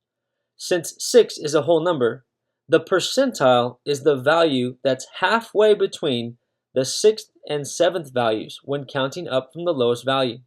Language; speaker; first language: English; native; English